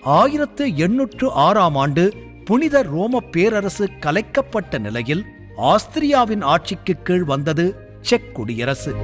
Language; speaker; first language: Tamil; native; Tamil